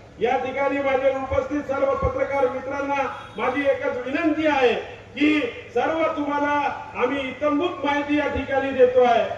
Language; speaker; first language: Marathi; non-native, local second language; Lambadi